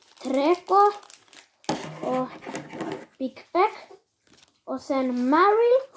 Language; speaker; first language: Swedish; early bilingual, other home language; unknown